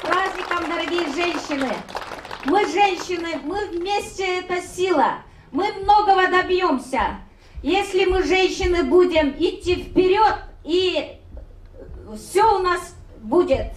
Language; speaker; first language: Russian; non-native, local second language; Kyrgyz